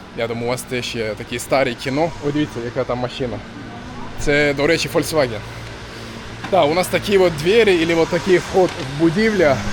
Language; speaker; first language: Ukrainian; native; Ukrainian